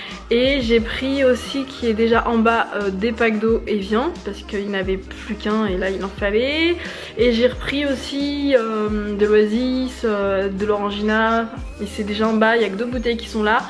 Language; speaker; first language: French; native; French